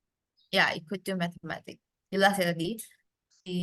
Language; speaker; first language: Indonesian; native; Indonesian